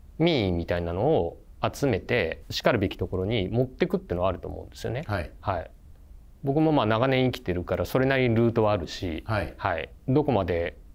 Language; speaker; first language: Japanese; native; Japanese